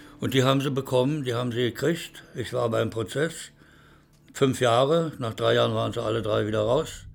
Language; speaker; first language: German; native; German